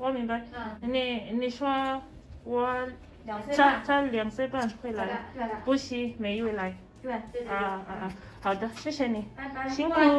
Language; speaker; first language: Chinese; non-native, learner; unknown